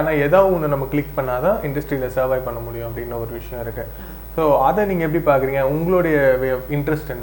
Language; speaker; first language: Tamil; native; Tamil